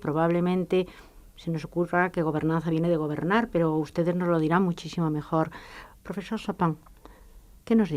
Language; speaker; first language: Spanish; native; Spanish